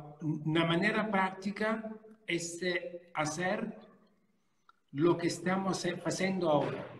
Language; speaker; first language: Portuguese; non-native, learner; Italian